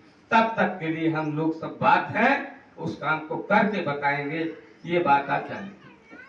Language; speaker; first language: Hindi; native; Hindi